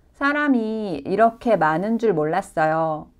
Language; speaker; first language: Korean; non-native, fluent; Chinese